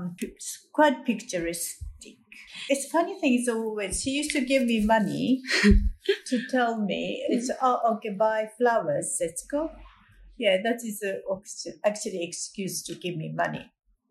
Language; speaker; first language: English; non-native, fluent; Japanese